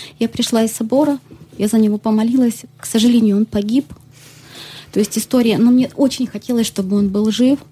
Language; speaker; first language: Russian; native; Russian